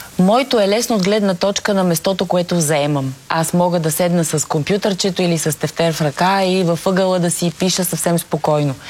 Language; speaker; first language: Bulgarian; native; Bulgarian